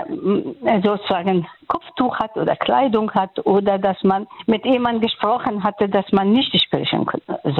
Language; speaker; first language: German; non-native, fluent; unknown